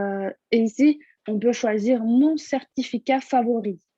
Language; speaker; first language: French; non-native, fluent; Russian